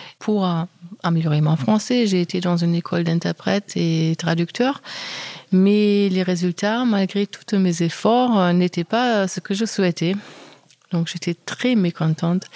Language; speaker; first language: French; non-native, fluent; German